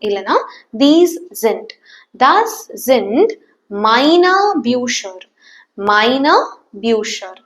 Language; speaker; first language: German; non-native, fluent; Tamil